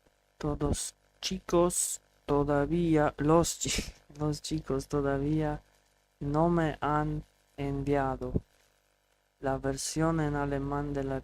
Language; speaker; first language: Spanish; non-native, learner; English